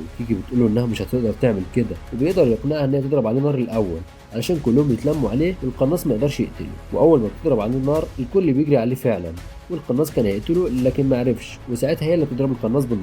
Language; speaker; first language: Arabic; native; Arabic